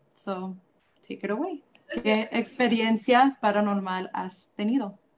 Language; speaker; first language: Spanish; early bilingual, heritage; Spanish